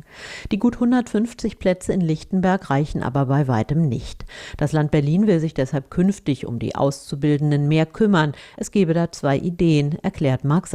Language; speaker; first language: German; native; German